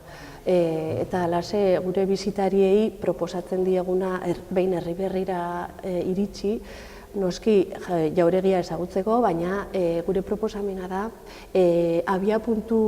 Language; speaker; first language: Basque; non-native, local second language; Spanish